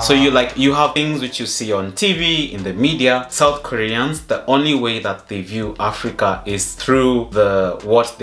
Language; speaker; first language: English; non-native, local second language; Gusii